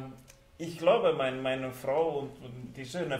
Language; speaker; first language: German; non-native, fluent; Hungarian